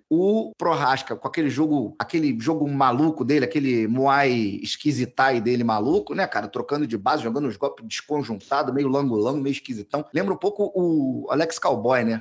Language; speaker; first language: Portuguese; native; Portuguese